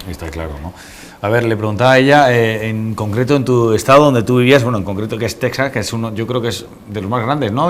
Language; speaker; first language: Spanish; native; Spanish